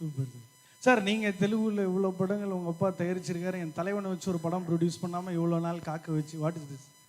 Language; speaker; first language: Tamil; native; Tamil